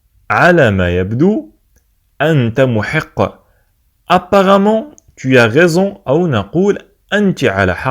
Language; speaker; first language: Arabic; native; Arabic